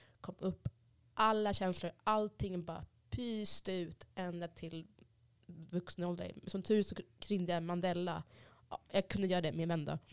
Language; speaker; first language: Swedish; early bilingual, other home language; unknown